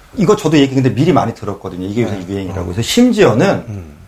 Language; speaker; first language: Korean; native; Korean